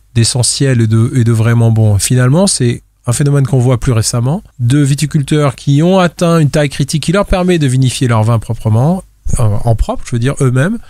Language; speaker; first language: French; native; French